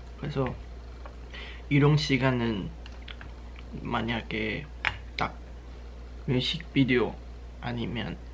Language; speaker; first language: Korean; non-native, learner; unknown